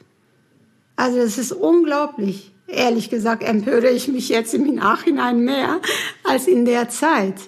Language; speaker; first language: German; early bilingual, other home language; Turkish